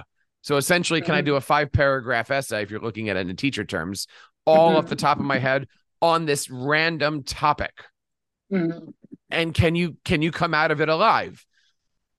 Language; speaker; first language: English; native; English